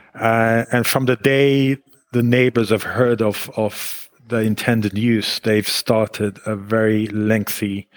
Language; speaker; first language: English; non-native, fluent; Hebrew